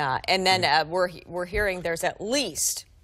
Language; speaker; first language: English; native; English